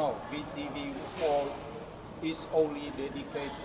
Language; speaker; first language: English; non-native, fluent; Vietnamese